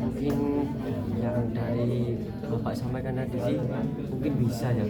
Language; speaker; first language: Indonesian; native; Indonesian